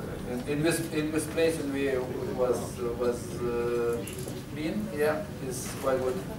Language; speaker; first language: English; non-native, learner; Lithuanian